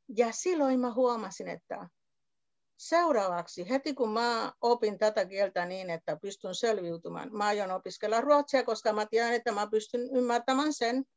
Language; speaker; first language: Finnish; non-native, fluent; Spanish